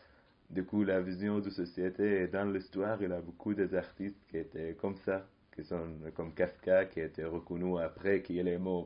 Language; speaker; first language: French; non-native, fluent; Arabic